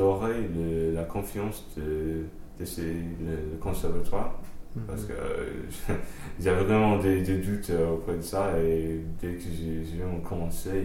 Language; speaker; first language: French; non-native, fluent; English